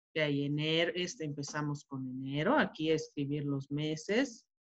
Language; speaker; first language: Spanish; non-native, fluent; Italian